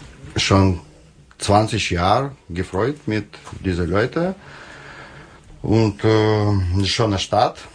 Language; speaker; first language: German; non-native, learner; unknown